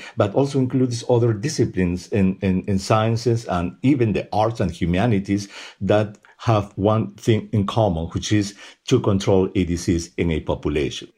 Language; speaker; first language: English; non-native, fluent; Spanish